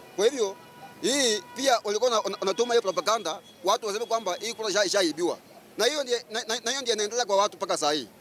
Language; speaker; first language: Swahili; non-native, local second language; Luyia